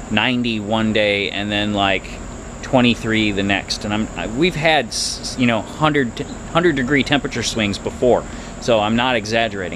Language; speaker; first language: English; native; English